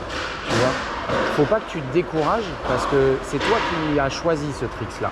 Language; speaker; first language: French; native; French